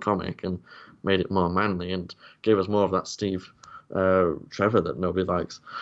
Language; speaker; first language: English; native; English